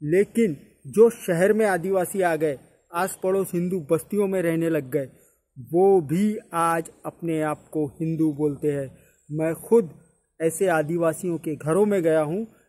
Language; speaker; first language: Hindi; native; Hindi